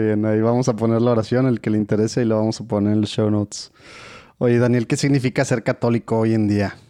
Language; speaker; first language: Spanish; native; Spanish